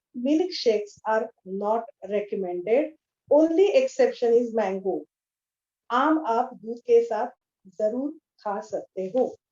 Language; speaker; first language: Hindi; non-native, local second language; Marathi